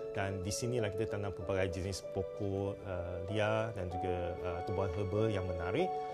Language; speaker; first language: Malay; non-native, local second language; Chinese